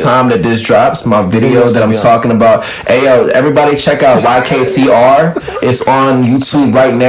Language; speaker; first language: English; early bilingual, other home language; French